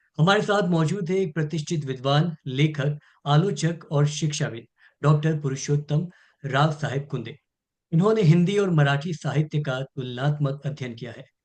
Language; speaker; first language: Hindi; native; Hindi